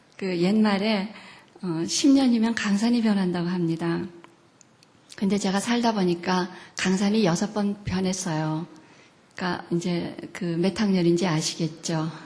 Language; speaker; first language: Korean; native; Korean